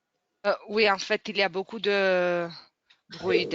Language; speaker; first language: French; non-native, fluent; Italian